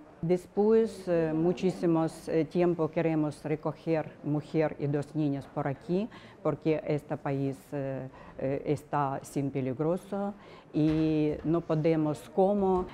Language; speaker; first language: Spanish; non-native, learner; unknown